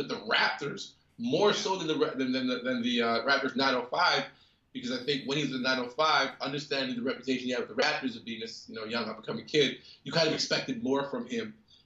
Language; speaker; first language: English; native; English